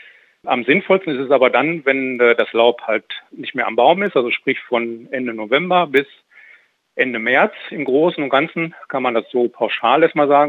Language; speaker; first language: German; native; German